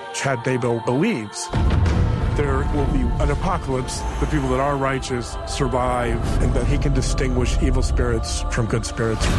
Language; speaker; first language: English; native; English